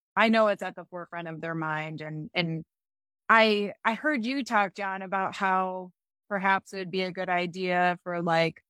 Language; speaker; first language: English; native; English